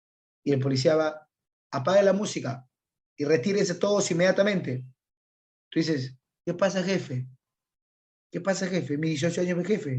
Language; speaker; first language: Spanish; native; Spanish